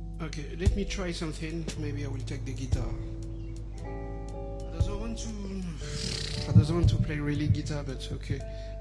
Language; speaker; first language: English; non-native, learner; French